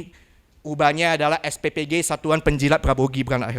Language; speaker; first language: Indonesian; native; Indonesian